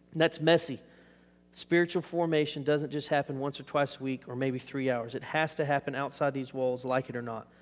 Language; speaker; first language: English; native; English